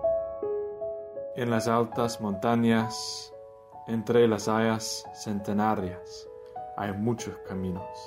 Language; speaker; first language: Spanish; non-native, fluent; English